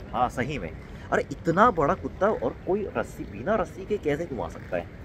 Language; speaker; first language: Hindi; non-native, fluent; Korean